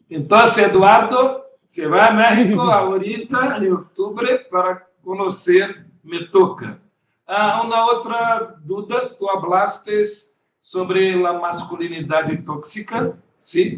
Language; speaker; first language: Spanish; non-native, learner; Portuguese